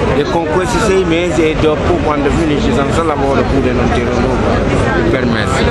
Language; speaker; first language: Italian; non-native, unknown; Wolof